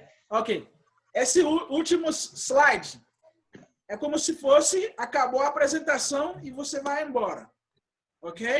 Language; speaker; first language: Portuguese; non-native, fluent; Haitian Creole